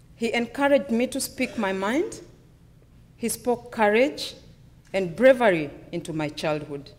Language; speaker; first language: English; non-native, local second language; Luyia